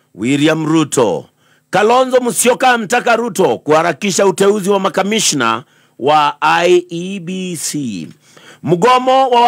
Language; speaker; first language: Swahili; non-native, local second language; Kikuyu